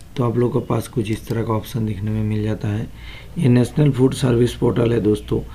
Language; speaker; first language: Hindi; non-native, local second language; Bangla